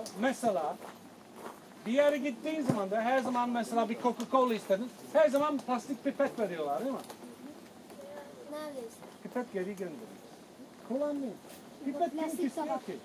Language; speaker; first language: Turkish; non-native, fluent; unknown